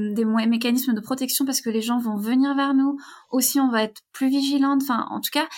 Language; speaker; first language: French; native; French